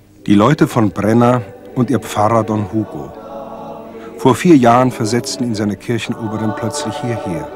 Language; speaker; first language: German; native; German